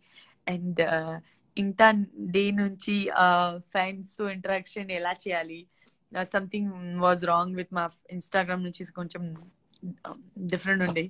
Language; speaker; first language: Telugu; non-native, learner; Gujarati